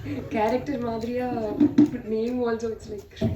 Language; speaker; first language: Tamil; non-native, learner; Telugu